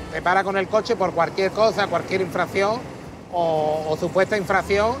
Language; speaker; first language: Spanish; native; Spanish